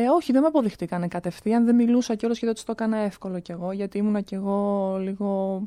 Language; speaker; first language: Greek; early bilingual, other home language; Romanian